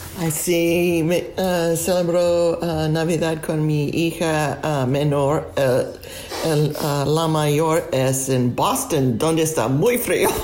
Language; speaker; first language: Spanish; non-native, learner; English